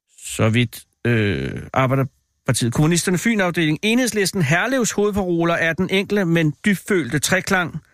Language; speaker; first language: Danish; native; Danish